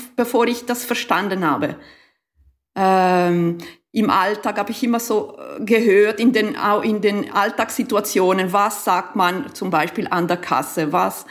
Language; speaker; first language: German; non-native, local second language; Italian